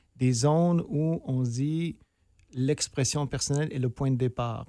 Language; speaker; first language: French; native; French